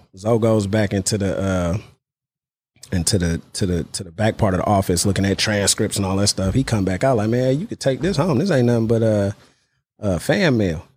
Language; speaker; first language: English; native; English